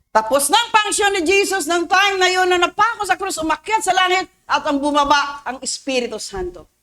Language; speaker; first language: Filipino; non-native, local second language; Cebuano